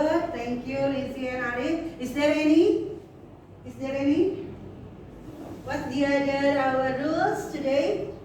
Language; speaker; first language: English; non-native, fluent; Indonesian